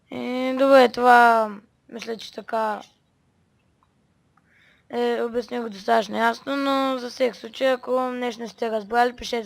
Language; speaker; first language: Bulgarian; native; Bulgarian